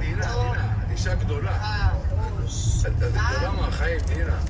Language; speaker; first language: Hebrew; native; Hebrew